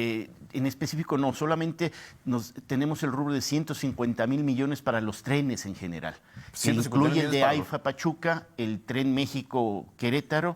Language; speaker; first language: Spanish; native; Spanish